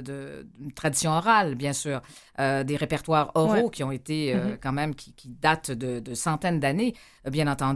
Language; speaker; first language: French; native; French